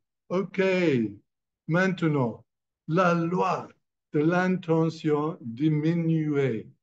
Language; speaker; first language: French; non-native, fluent; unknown